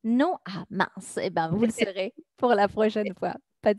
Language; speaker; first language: French; native; French